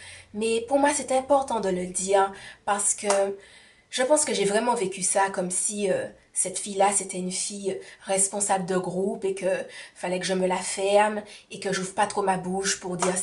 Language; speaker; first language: French; native; French